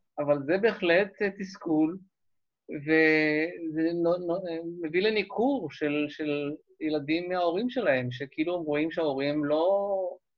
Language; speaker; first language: Hebrew; native; Hebrew